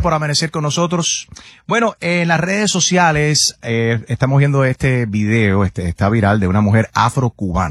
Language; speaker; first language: Spanish; early bilingual, heritage; Spanish